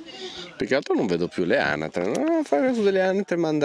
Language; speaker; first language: Italian; native; Italian